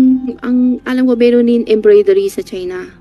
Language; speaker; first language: Filipino; non-native, learner; Chinese